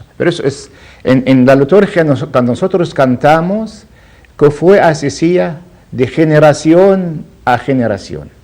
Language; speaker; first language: Spanish; non-native, learner; Arabic